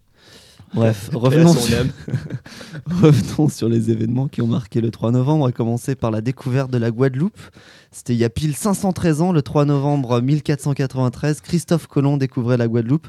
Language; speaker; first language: French; native; French